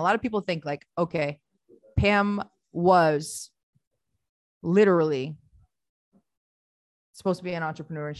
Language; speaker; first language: English; early bilingual, other home language; Albanian